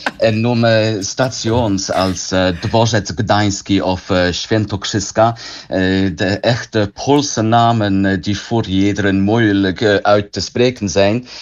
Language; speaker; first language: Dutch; non-native, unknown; English